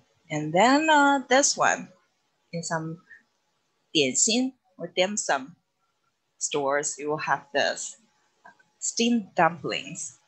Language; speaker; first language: English; non-native, fluent; Chinese